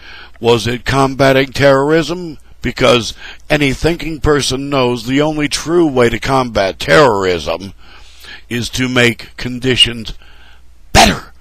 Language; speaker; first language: English; native; English